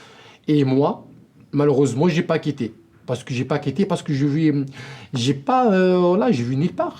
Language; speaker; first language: French; non-native, local second language; Arabic